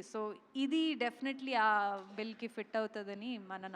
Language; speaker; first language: Telugu; non-native, local second language; Kannada